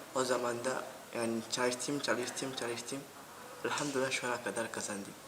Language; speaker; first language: Turkish; non-native, learner; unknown